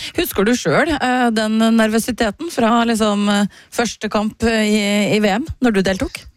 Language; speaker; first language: Norwegian; native; Norwegian